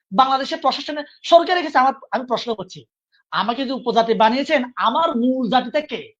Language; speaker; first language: Bangla; non-native, local second language; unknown